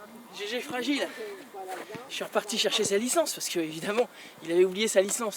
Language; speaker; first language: French; native; French